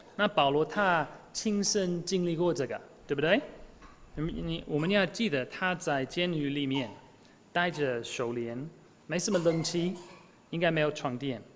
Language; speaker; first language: Chinese; non-native, fluent; English